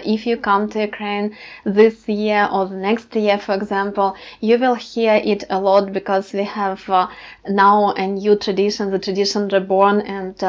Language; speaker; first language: English; non-native, fluent; Ukrainian